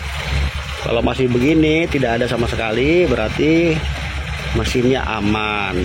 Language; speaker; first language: Indonesian; native; Indonesian